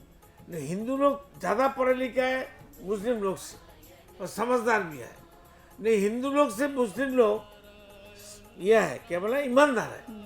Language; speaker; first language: Hindi; non-native, local second language; Bangla